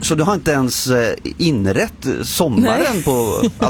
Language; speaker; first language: Swedish; native; Swedish